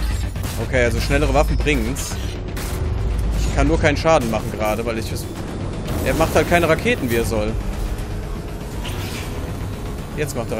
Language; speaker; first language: German; native; German